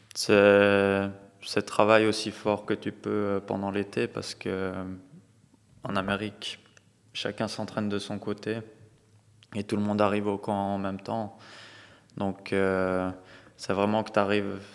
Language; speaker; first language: French; native; French